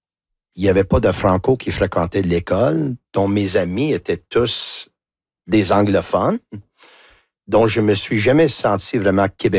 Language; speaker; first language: French; non-native, local second language; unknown